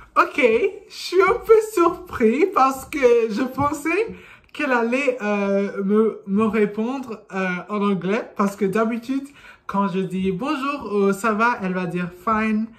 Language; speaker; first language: French; non-native, learner; English